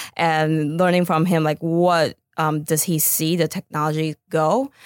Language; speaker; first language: English; non-native, fluent; Chinese